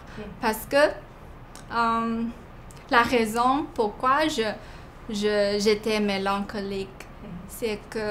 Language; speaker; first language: French; non-native, fluent; Chinese